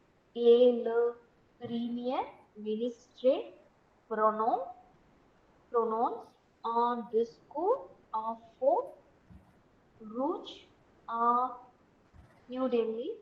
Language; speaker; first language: French; non-native, learner; Tamil